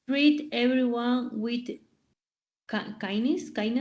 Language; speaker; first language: English; non-native, learner; Spanish